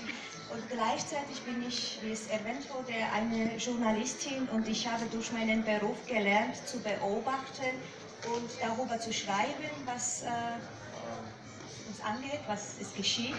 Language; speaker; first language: German; non-native, fluent; Georgian